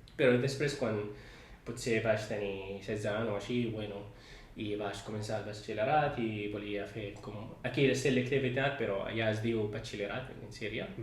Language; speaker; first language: Catalan; non-native, fluent; Arabic